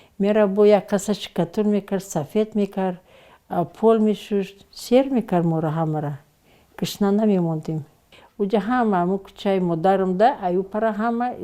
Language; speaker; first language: Tajik; native; Tajik